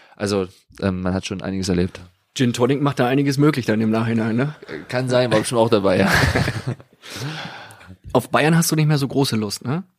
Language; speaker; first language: German; native; German